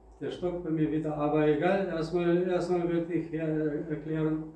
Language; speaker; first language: German; non-native, fluent; Russian